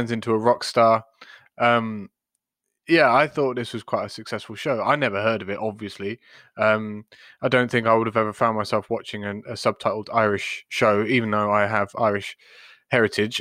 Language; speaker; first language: English; native; English